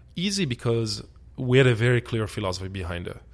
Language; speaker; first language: English; early bilingual, other home language; Italian